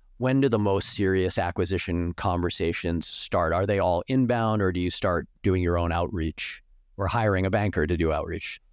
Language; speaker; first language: English; native; English